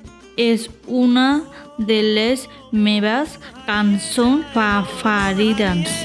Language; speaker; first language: Catalan; non-native, learner; Bangla